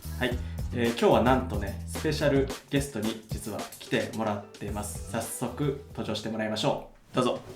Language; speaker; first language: Japanese; native; Japanese